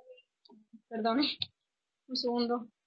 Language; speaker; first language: Spanish; non-native, fluent; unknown